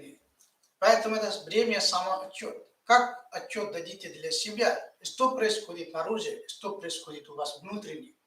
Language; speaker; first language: Russian; non-native, fluent; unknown